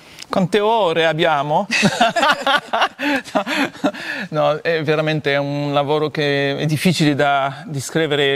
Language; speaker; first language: Italian; non-native, fluent; French